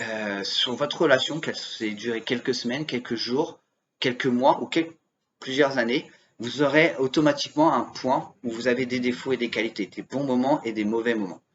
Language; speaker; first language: French; native; French